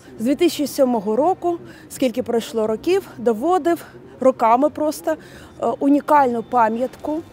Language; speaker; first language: Ukrainian; native; Ukrainian